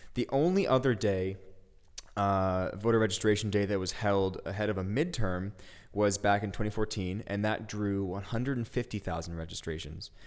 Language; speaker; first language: English; native; English